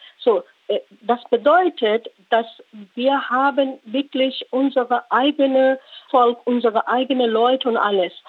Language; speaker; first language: German; non-native, learner; Rohingya